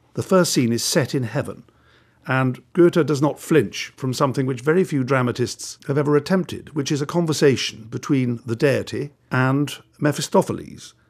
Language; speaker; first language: English; native; English